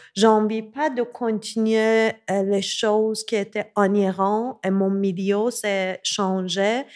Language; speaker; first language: French; non-native, learner; Persian